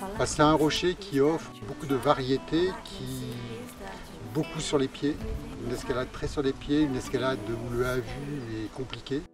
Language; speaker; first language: French; native; French